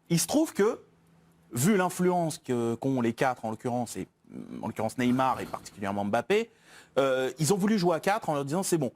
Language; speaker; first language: French; native; French